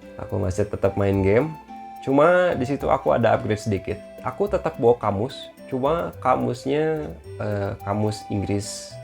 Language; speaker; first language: Indonesian; native; Indonesian